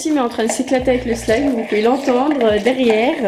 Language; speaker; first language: French; native; French